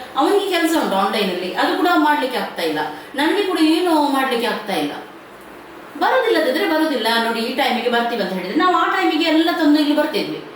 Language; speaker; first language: Kannada; native; Kannada